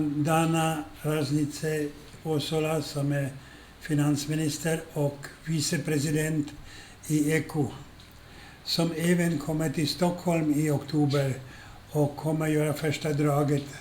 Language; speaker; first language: Swedish; non-native, fluent; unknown